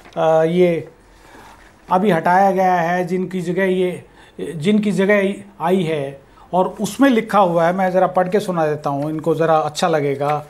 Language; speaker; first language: Hindi; native; Hindi